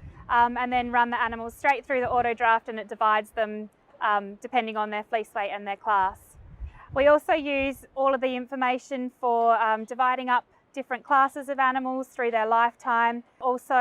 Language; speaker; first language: English; native; English